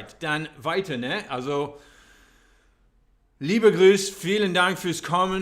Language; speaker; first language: German; non-native, learner; English